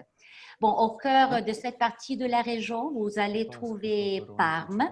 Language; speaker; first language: French; non-native, fluent; Italian